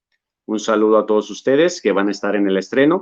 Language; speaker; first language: Spanish; native; Spanish